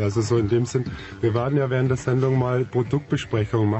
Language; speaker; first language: German; native; German